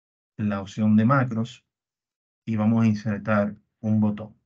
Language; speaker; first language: Spanish; native; Spanish